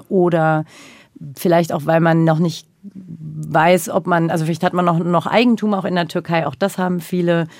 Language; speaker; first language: German; early bilingual, other home language; Turkish